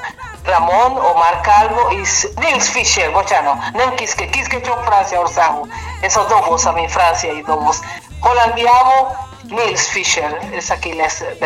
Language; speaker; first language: Hungarian; non-native, learner; Spanish